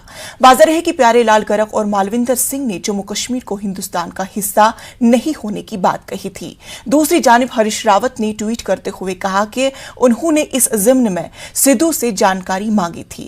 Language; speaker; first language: Hindi; native; Hindi